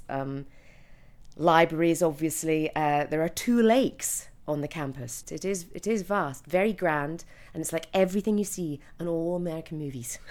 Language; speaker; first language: English; native; English